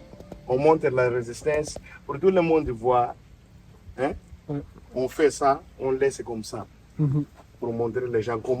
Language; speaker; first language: French; non-native, learner; Portuguese